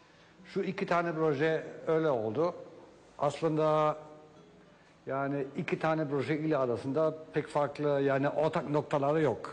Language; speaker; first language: Turkish; non-native, fluent; German